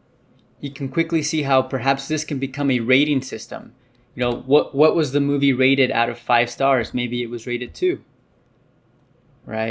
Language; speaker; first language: English; native; English